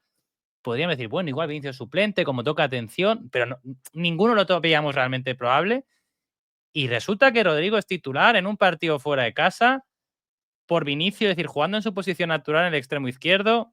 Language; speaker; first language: Spanish; native; Spanish